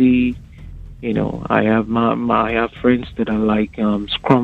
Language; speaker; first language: English; non-native, local second language; Yoruba